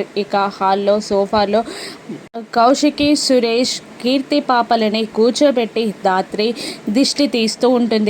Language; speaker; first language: Telugu; native; Telugu